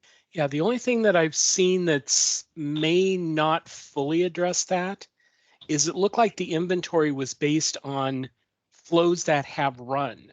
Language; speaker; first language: English; native; English